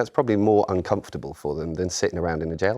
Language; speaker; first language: English; native; English